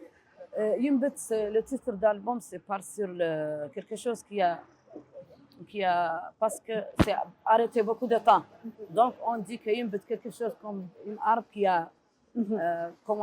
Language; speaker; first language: French; non-native, learner; Arabic